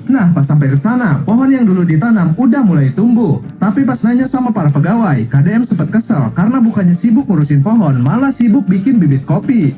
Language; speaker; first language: Indonesian; native; Indonesian